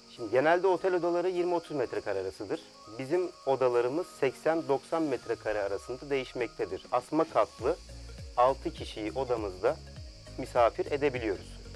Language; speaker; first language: Turkish; native; Turkish